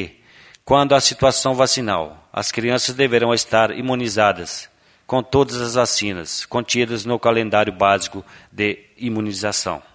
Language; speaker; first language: Portuguese; native; Portuguese